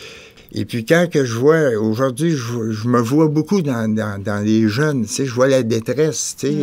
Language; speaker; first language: French; native; French